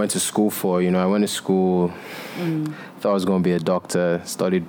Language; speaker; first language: English; non-native, local second language; Yoruba